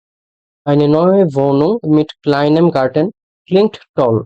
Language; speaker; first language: German; non-native, fluent; Bangla